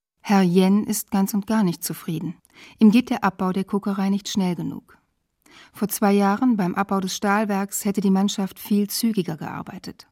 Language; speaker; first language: German; native; German